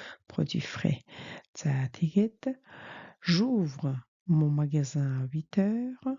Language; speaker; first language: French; non-native, fluent; Mongolian